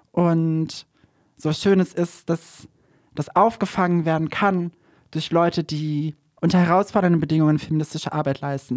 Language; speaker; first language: German; native; German